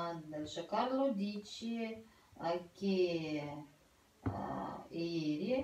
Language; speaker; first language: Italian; non-native, learner; Russian